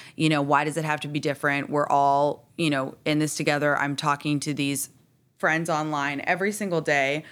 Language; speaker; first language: English; native; English